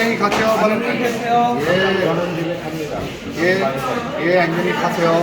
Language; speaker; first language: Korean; non-native, fluent; Bangla